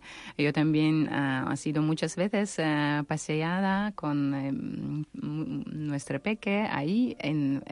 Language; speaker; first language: Spanish; non-native, learner; Russian